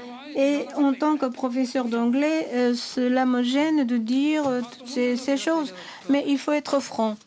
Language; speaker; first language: French; non-native, fluent; Japanese